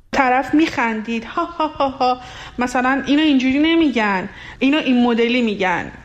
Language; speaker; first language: Persian; non-native, local second language; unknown